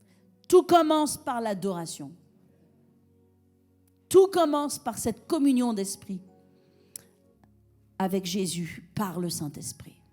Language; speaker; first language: French; native; French